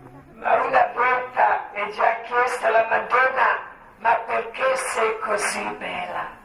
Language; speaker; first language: Italian; non-native, learner; Croatian